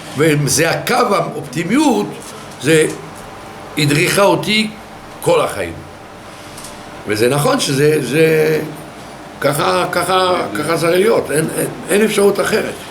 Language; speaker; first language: Hebrew; non-native, fluent; French